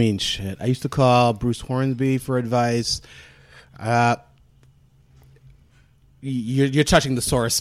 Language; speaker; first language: English; non-native, local second language; Shona